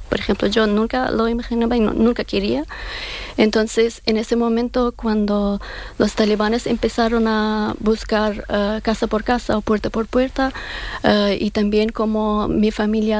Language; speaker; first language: Spanish; non-native, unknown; Persian